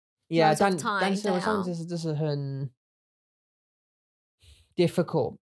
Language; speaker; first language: Chinese; non-native, learner; English